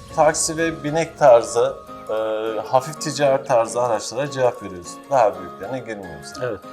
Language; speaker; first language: Turkish; native; Turkish